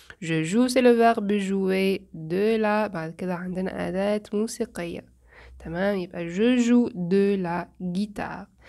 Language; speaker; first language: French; non-native, fluent; Arabic